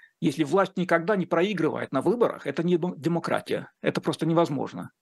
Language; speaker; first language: Russian; non-native, fluent; Finnish